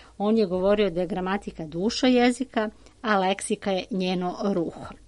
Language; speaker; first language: Serbian; native; Serbian